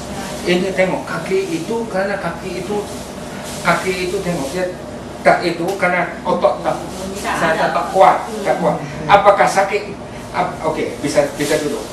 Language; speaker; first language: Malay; non-native, local second language; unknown